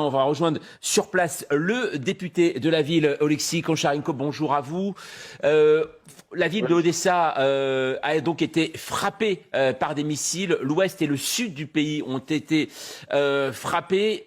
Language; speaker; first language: French; native; French